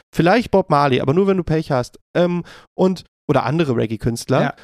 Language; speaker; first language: German; native; German